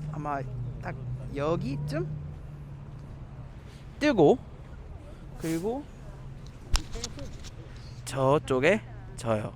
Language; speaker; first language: Korean; non-native, fluent; English